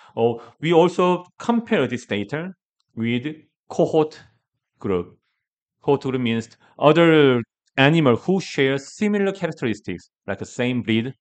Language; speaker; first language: English; non-native, learner; Korean